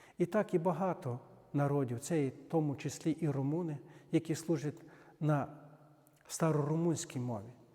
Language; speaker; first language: Ukrainian; native; Ukrainian